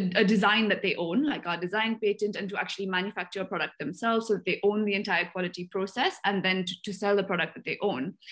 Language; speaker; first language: English; native; English